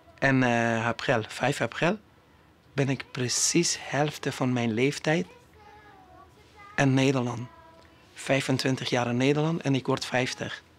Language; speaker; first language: Dutch; non-native, learner; Persian